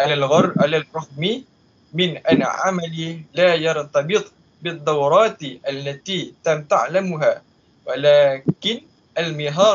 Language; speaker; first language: Arabic; non-native, learner; Malay